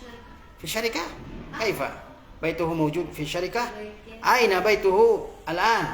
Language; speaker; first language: Arabic; non-native, fluent; Indonesian